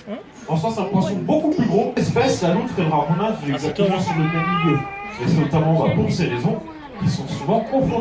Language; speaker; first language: French; native; French